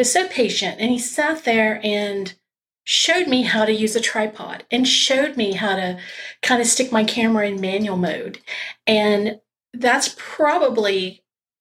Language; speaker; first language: English; native; English